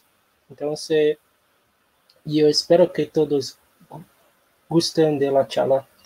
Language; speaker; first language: Spanish; non-native, learner; Portuguese